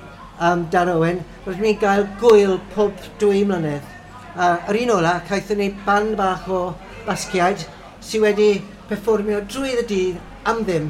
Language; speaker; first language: Welsh; non-native, fluent; English